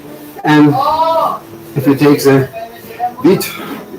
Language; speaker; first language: English; non-native, learner; German